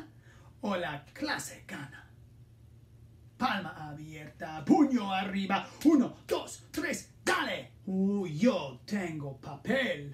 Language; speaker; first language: Spanish; non-native, fluent; English